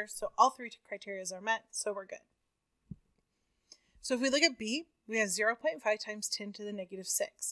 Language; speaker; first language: English; native; English